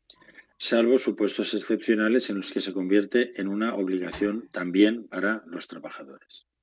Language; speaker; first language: Spanish; native; Spanish